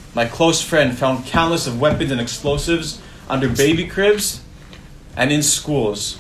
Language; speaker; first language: English; native; English